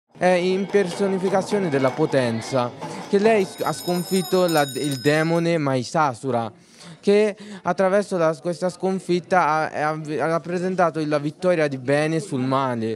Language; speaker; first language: Italian; non-native, fluent; Bangla